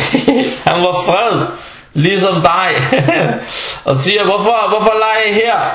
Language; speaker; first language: Danish; early bilingual, other home language; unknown